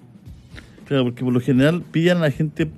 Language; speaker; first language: Spanish; native; Spanish